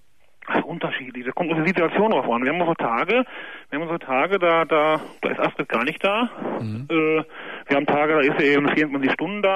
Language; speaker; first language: German; native; German